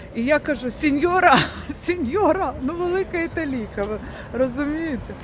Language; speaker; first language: Ukrainian; native; Ukrainian